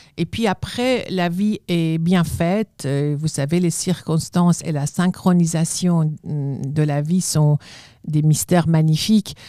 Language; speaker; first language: French; non-native, fluent; Persian